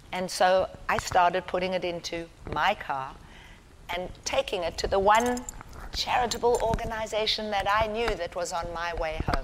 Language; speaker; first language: English; native; English